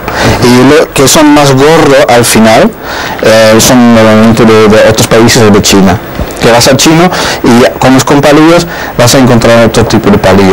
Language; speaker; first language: Spanish; non-native, fluent; Dutch